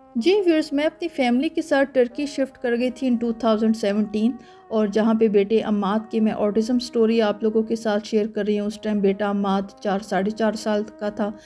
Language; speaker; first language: Urdu; native; Urdu